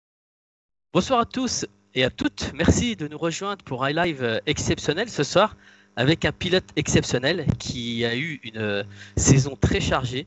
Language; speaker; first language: French; native; French